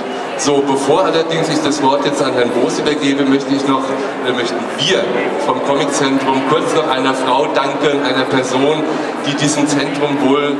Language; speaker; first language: German; native; German